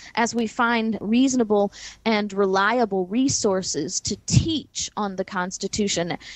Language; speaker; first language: English; native; English